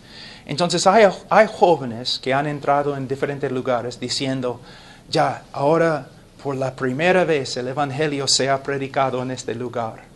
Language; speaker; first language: Spanish; non-native, fluent; English